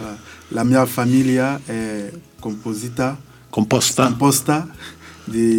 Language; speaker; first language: Italian; non-native, learner; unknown